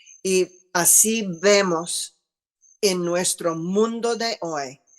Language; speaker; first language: Spanish; non-native, fluent; English